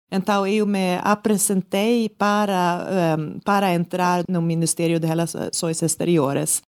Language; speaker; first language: Portuguese; non-native, learner; Swedish